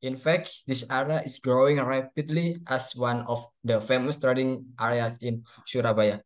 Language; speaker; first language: English; non-native, learner; Indonesian